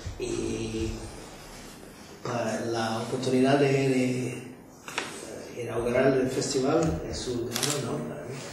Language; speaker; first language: Spanish; non-native, fluent; English